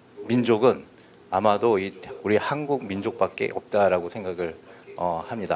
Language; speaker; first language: Korean; native; Korean